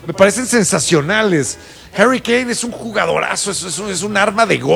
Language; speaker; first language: Spanish; native; Spanish